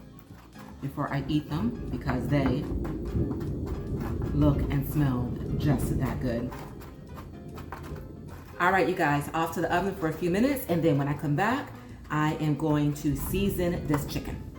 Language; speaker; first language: English; native; English